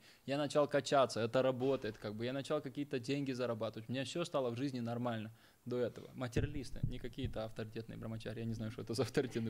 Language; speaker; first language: Russian; native; Russian